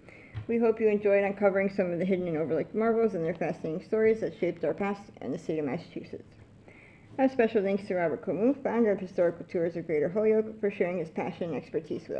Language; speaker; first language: English; native; English